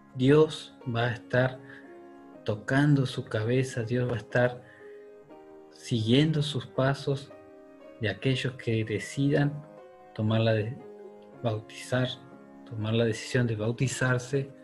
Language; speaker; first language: Spanish; native; Spanish